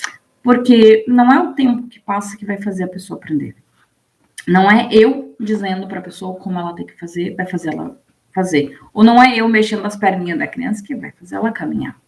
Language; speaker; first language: Portuguese; native; Portuguese